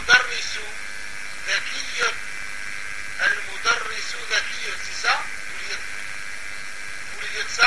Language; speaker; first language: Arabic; non-native, fluent; French